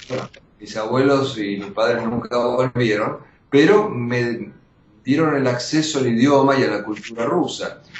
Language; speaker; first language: Spanish; early bilingual, other home language; Russian